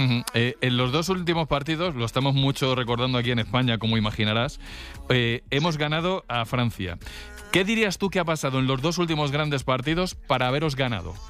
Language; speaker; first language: Spanish; native; Spanish